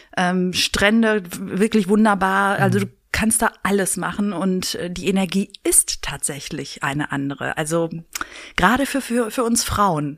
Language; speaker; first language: German; early bilingual, other home language; Greek